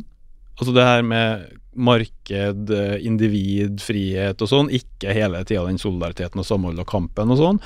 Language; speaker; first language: Norwegian; native; Norwegian